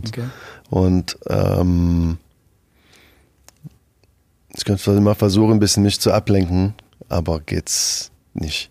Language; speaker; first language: German; non-native, fluent; French